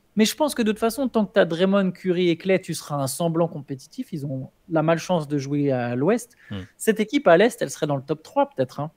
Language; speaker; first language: French; native; French